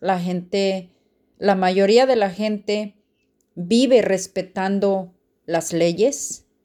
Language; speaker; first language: Spanish; native; Spanish